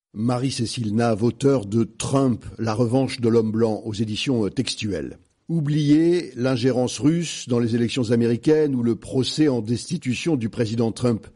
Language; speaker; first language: French; native; French